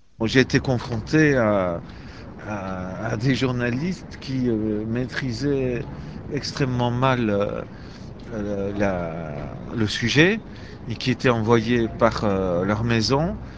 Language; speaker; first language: French; native; French